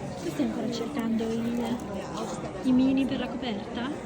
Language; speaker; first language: Italian; native; Italian